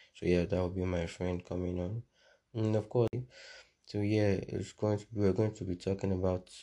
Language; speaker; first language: English; non-native, local second language; Yoruba